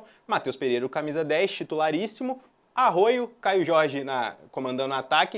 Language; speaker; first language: Portuguese; native; Portuguese